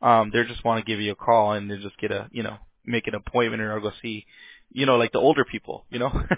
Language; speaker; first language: English; early bilingual, other home language; Spanish